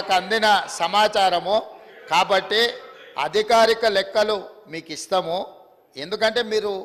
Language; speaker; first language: Telugu; native; Telugu